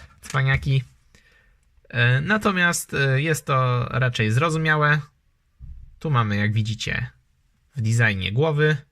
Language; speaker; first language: Polish; native; Polish